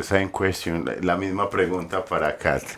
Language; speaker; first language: English; non-native, learner; Spanish